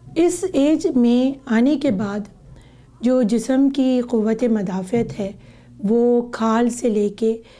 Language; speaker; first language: Urdu; native; Urdu